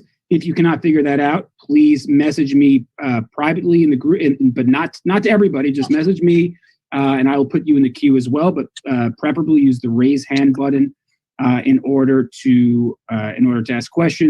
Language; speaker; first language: English; native; English